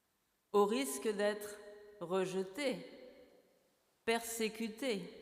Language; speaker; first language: French; native; French